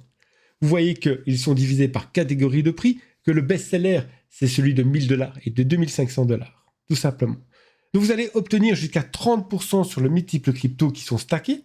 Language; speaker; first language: French; native; French